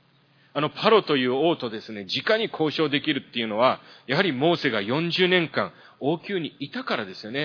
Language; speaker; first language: Japanese; early bilingual, heritage; Japanese